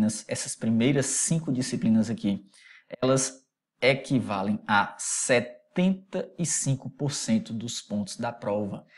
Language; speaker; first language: Portuguese; native; Portuguese